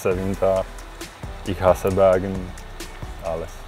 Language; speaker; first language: German; non-native, fluent; Czech